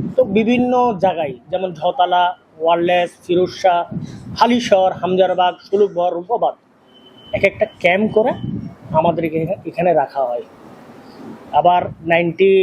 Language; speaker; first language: Bangla; non-native, local second language; Urdu